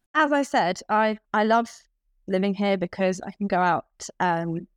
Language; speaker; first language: English; native; English